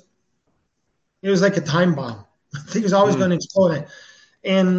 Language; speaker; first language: English; non-native, fluent; French